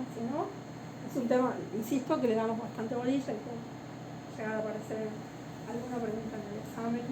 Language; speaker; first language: Spanish; native; Spanish